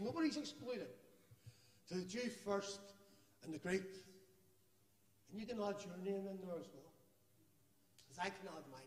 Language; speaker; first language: English; native; English